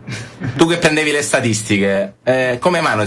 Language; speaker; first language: Italian; native; Italian